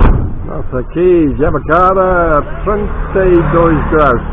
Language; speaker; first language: Portuguese; non-native, learner; English